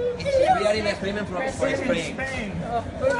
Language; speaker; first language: English; non-native, learner; Spanish